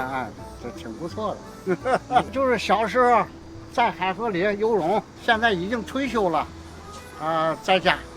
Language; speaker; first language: Chinese; native; Chinese